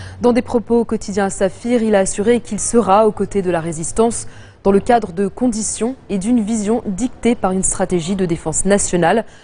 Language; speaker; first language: French; non-native, local second language; Arabic